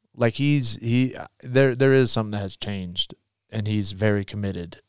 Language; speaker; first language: English; native; English